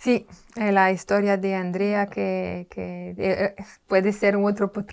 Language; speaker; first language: Spanish; non-native, learner; French